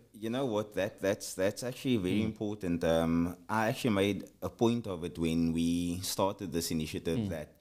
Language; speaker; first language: English; early bilingual, other home language; Afrikaans